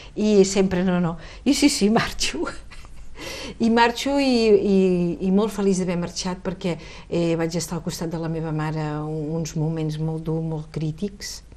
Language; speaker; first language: Catalan; native; Catalan